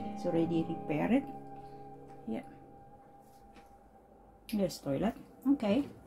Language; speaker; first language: English; non-native, learner; Indonesian